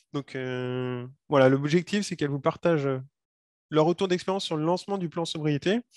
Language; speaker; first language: French; native; French